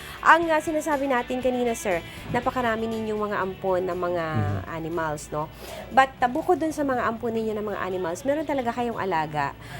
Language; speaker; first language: Filipino; native; Filipino